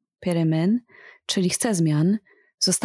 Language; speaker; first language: Polish; non-native, fluent; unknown